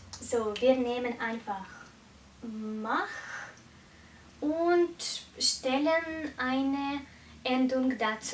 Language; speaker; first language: German; non-native, fluent; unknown